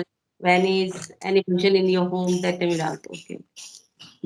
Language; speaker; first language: English; non-native, fluent; Hindi